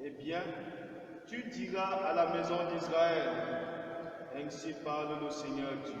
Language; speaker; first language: French; native; French